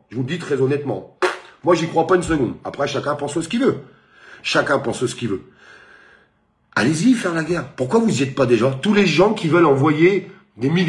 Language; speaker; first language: French; native; French